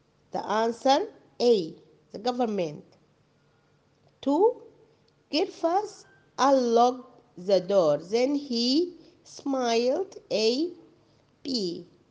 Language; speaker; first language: English; non-native, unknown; Arabic